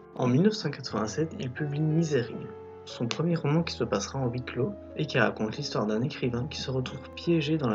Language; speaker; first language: French; native; French